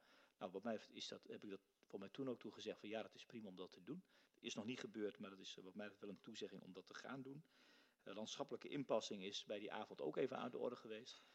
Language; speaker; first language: Dutch; native; Dutch